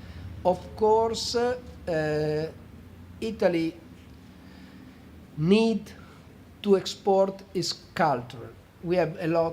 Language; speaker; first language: English; non-native, fluent; Italian